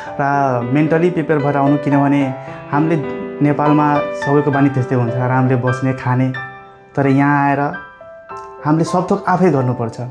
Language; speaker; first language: Nepali; non-native, local second language; Dangaura Tharu